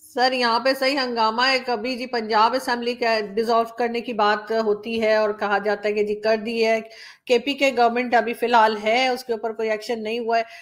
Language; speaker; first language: Urdu; native; Urdu